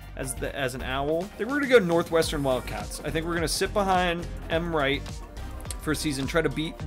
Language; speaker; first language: English; native; English